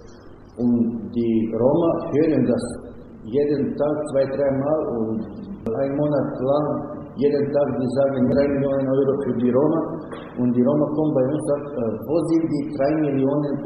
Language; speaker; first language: German; non-native, learner; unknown